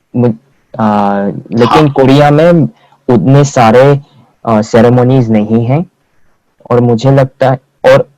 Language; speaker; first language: Hindi; non-native, fluent; Korean